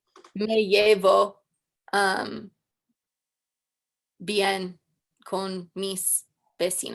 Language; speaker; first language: Spanish; non-native, learner; English